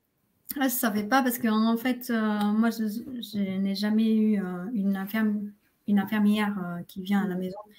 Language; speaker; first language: French; non-native, fluent; Vietnamese